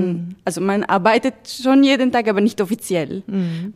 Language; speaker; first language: German; non-native, fluent; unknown